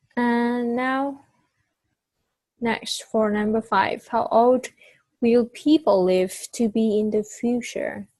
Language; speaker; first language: English; non-native, fluent; Vietnamese